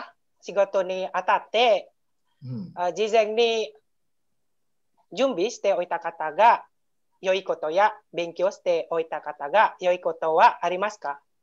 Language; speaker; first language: Japanese; non-native, learner; Indonesian